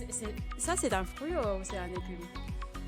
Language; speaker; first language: French; non-native, fluent; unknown